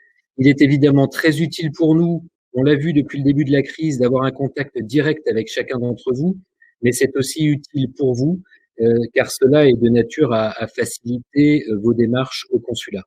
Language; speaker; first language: French; native; French